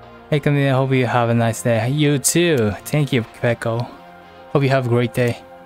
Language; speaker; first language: English; non-native, learner; Japanese